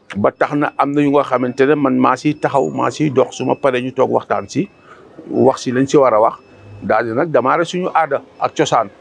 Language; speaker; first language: Wolof; non-native, local second language; Mandingo